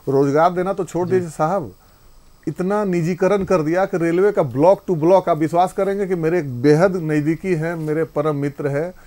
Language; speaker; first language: Hindi; native; Hindi